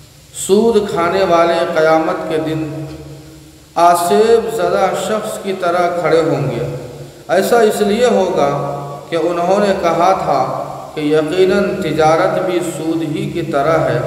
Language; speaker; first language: Urdu; native; Urdu